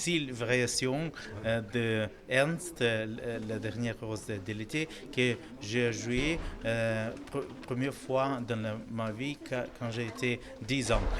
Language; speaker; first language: French; non-native, learner; Russian